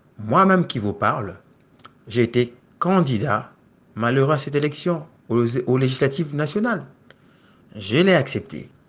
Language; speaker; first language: French; non-native, local second language; Lingala